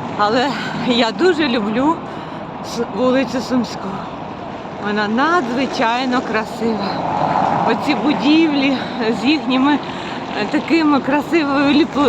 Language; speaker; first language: Ukrainian; native; Ukrainian